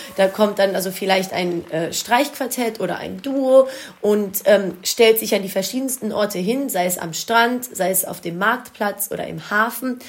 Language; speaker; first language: German; non-native, local second language; Greek